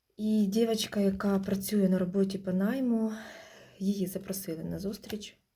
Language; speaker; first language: Ukrainian; non-native, local second language; Russian